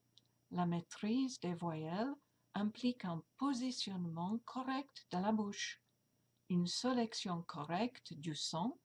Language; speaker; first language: French; non-native, fluent; English